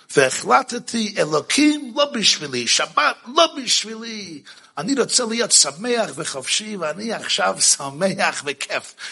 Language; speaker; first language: Hebrew; non-native, fluent; English